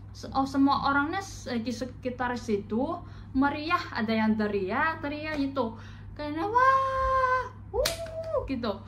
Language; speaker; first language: Indonesian; non-native, fluent; Chinese